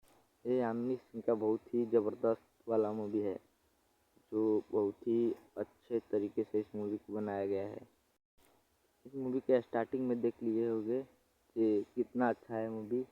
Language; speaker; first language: Hindi; non-native, local second language; Bhojpuri